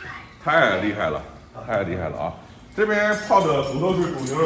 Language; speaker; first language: Chinese; native; Chinese